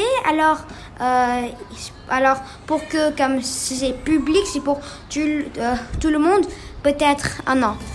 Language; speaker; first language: French; non-native, learner; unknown